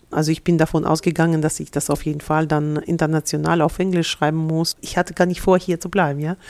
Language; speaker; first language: German; non-native, fluent; Russian